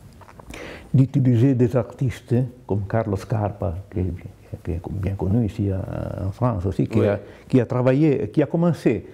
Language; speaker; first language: French; non-native, fluent; Italian